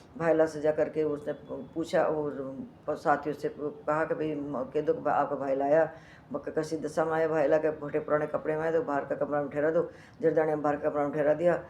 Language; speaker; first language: Hindi; native; Hindi